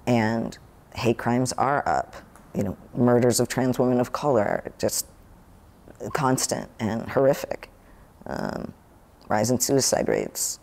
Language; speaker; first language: English; native; English